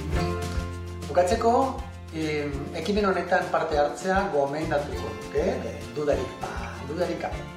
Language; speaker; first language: Basque; non-native, local second language; Spanish